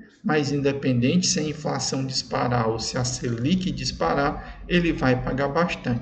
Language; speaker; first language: Portuguese; native; Portuguese